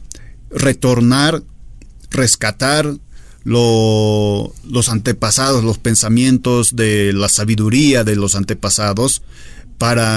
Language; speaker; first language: Spanish; native; Spanish